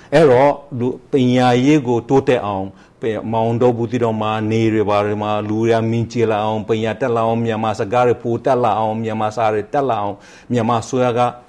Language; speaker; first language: Burmese; non-native, local second language; Rohingya